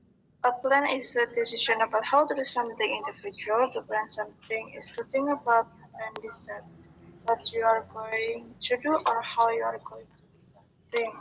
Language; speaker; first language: English; non-native, fluent; Indonesian